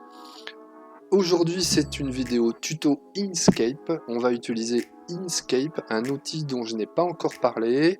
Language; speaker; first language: French; native; French